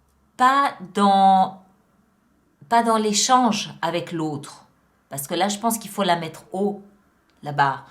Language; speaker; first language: French; native; French